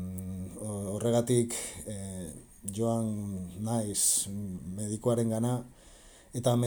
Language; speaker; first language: Basque; non-native, learner; Spanish